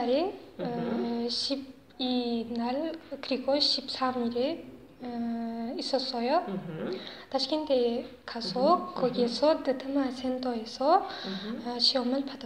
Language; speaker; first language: Korean; non-native, learner; Uzbek